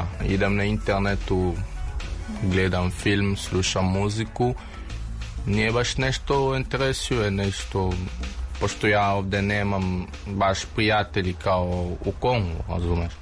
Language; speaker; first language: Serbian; non-native, fluent; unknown